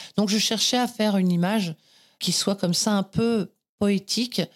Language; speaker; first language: French; native; French